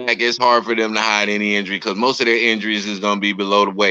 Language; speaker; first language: English; native; English